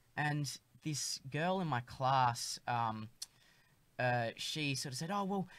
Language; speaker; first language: English; native; English